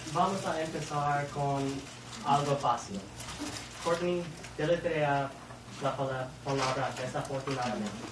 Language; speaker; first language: Spanish; non-native, learner; English